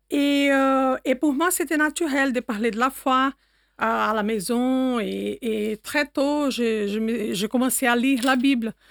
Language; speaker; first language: French; non-native, fluent; Portuguese